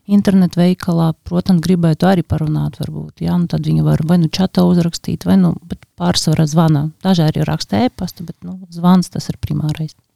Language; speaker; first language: Latvian; non-native, local second language; Russian